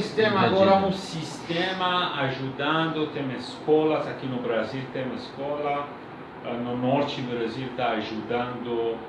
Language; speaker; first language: Portuguese; non-native, learner; Persian